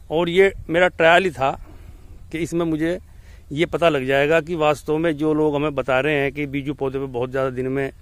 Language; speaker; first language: Hindi; native; Hindi